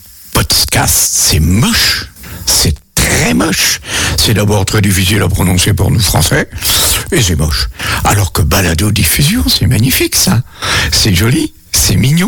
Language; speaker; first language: French; native; French